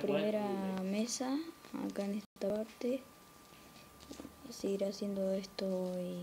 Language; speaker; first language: Spanish; native; Spanish